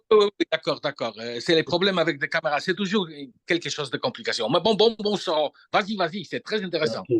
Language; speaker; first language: French; non-native, fluent; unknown